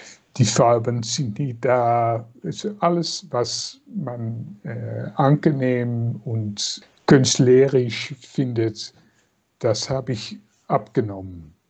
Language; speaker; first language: German; non-native, fluent; Dutch